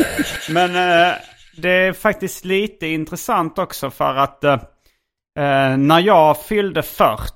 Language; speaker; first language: Swedish; native; Swedish